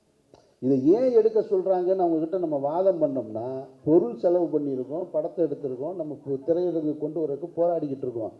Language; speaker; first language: Tamil; native; Tamil